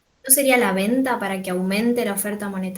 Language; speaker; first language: Spanish; native; Spanish